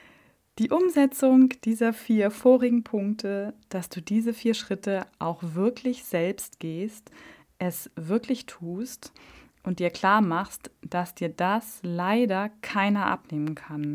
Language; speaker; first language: German; native; German